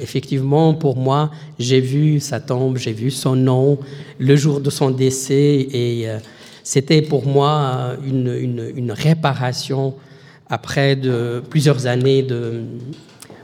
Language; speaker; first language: French; non-native, local second language; Arabic